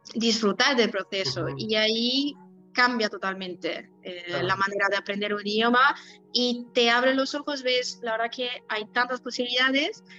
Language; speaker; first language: Spanish; non-native, fluent; Polish